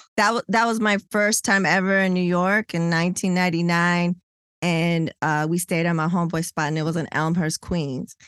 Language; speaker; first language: English; native; English